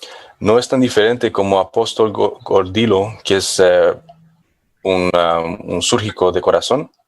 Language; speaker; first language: Spanish; non-native, fluent; English